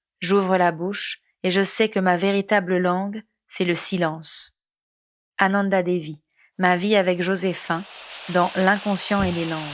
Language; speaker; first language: French; non-native, local second language; Morisyen